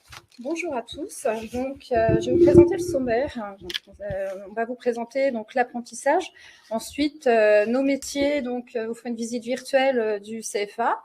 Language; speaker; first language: French; native; French